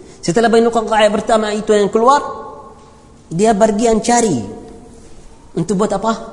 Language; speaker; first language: Malay; non-native, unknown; Arabic